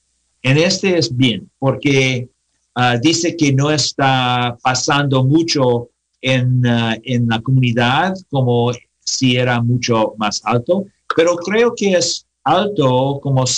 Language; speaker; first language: Spanish; non-native, learner; English